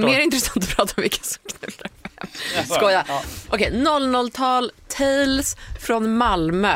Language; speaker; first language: Swedish; native; Swedish